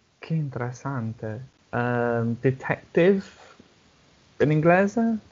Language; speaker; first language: Italian; non-native, fluent; English